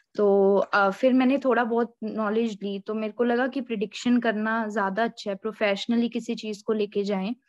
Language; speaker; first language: Hindi; native; Hindi